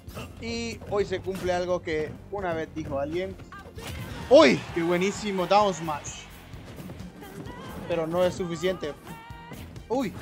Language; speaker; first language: Spanish; native; Spanish